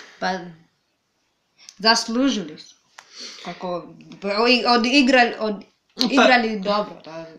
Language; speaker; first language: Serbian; non-native, learner; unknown